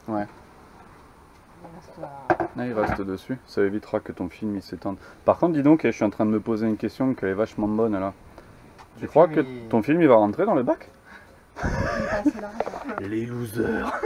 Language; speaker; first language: French; native; French